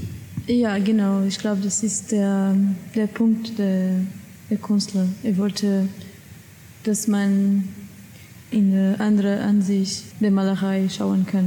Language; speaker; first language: German; non-native, learner; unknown